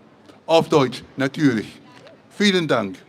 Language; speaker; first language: German; non-native, fluent; English